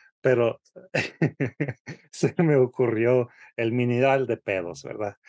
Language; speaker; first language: Spanish; early bilingual, heritage; Spanish